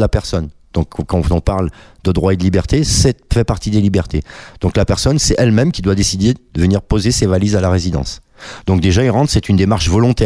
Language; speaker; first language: French; native; French